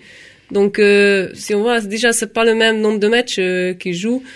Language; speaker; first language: French; non-native, fluent; Hungarian